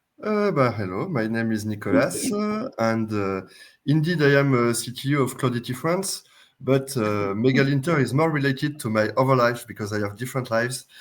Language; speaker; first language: English; non-native, fluent; French